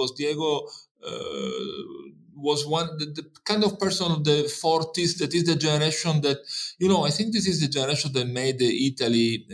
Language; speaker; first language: English; non-native, fluent; Italian